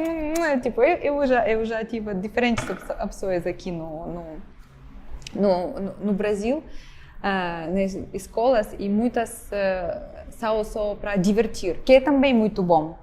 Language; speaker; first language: Portuguese; non-native, fluent; Ukrainian